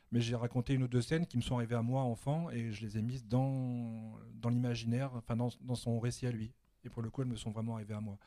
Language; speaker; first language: French; native; French